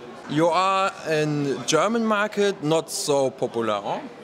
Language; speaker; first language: English; non-native, learner; German